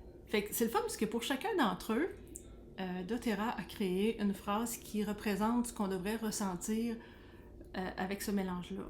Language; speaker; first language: French; native; French